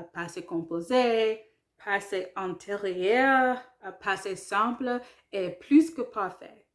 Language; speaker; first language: French; non-native, learner; English